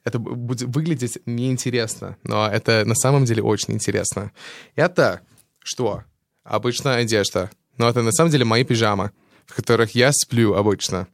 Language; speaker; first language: Russian; non-native, fluent; English